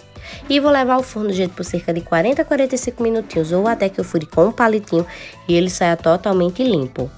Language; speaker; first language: Portuguese; native; Portuguese